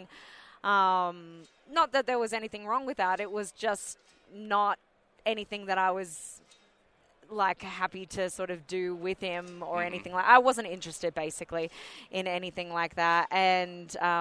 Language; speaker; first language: English; native; English